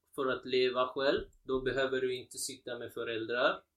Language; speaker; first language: Swedish; non-native, fluent; Sinhala